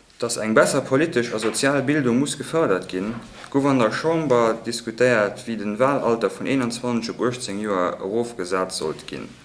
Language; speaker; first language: Luxembourgish; native; Luxembourgish